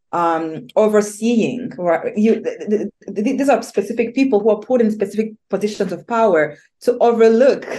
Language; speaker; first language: English; non-native, local second language; Kinyarwanda